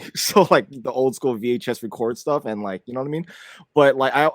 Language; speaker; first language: English; native; English